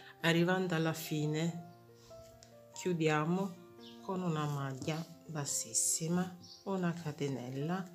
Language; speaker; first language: Italian; non-native, fluent; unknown